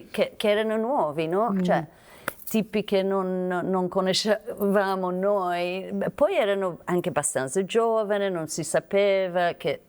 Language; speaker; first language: Italian; non-native, fluent; Persian